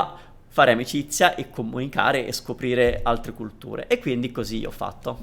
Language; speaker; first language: Italian; native; Italian